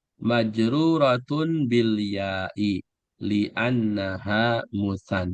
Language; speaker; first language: Arabic; non-native, fluent; Indonesian